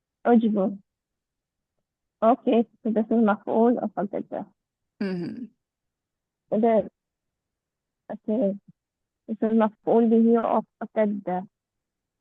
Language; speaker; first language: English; non-native, learner; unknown